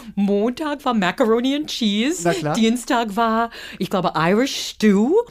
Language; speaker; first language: German; non-native, fluent; English